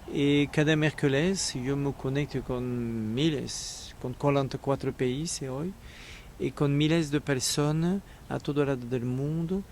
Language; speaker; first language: Spanish; non-native, learner; French